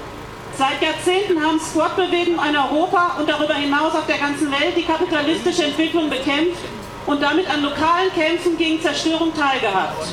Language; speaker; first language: German; native; German